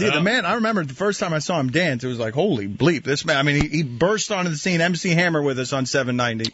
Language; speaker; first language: English; early bilingual, other home language; Spanish